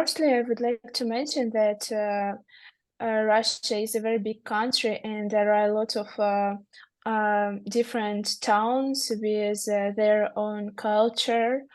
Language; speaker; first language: English; non-native, learner; Russian